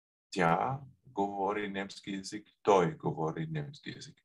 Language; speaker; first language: Bulgarian; non-native, learner; German